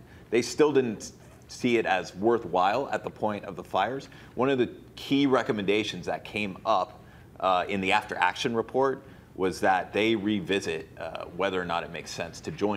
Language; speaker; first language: English; native; English